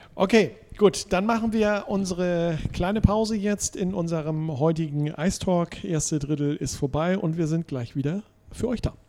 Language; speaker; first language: German; native; German